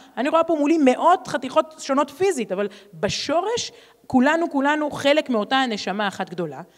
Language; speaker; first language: Hebrew; native; Hebrew